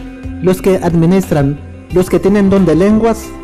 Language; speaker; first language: Spanish; native; Spanish